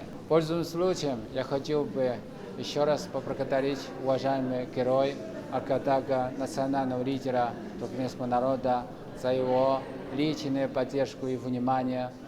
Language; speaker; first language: Russian; non-native, fluent; Chinese